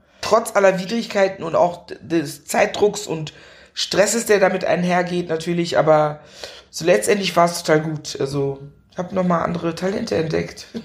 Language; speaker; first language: German; early bilingual, other home language; Akan